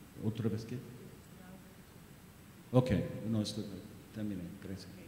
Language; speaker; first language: Spanish; non-native, learner; English